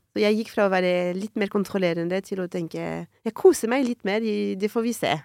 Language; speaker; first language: Norwegian; non-native, fluent; French